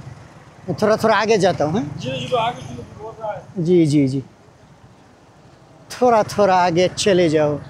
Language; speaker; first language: Hindi; non-native, learner; Bangla